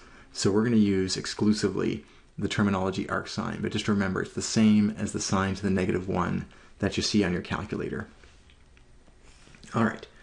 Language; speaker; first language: English; native; English